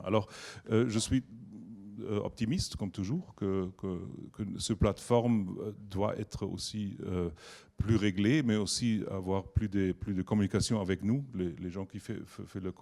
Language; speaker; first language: French; non-native, learner; German